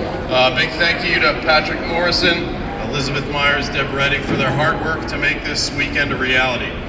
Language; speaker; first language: English; native; English